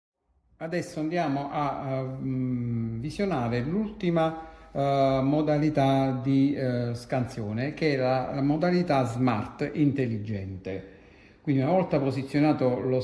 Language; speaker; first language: Italian; native; Italian